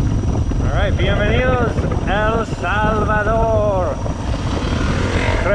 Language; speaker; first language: Spanish; non-native, learner; English